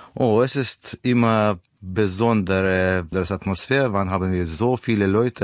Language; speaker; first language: German; non-native, learner; Russian